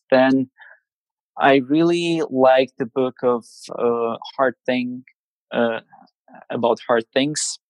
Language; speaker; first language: English; non-native, fluent; Russian